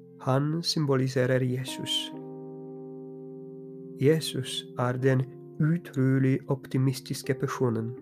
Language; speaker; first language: Norwegian; non-native, fluent; Polish